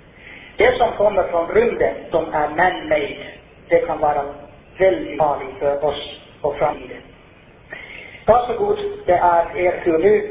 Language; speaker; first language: Swedish; non-native, fluent; Finnish